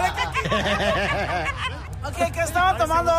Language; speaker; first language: Spanish; early bilingual, heritage; Spanish